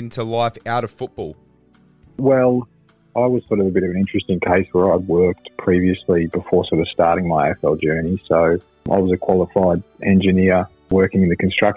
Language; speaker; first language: English; native; English